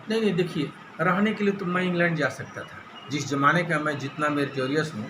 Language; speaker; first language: Hindi; native; Hindi